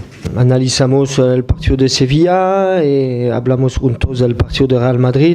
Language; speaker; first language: Spanish; non-native, fluent; French